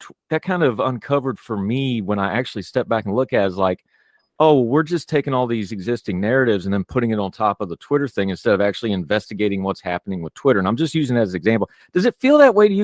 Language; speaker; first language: English; native; English